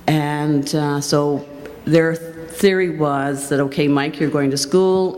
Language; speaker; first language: English; native; English